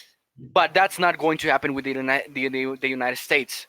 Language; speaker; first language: English; non-native, fluent; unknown